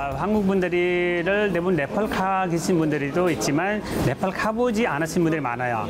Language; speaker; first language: Korean; non-native, fluent; Nepali